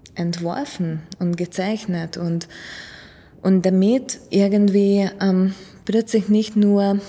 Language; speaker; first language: German; non-native, fluent; Hungarian